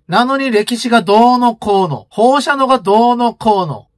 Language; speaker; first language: Japanese; non-native, fluent; Korean